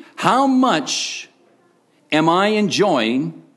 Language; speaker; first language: English; native; English